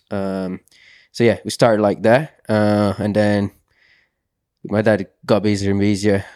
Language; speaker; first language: English; non-native, fluent; Portuguese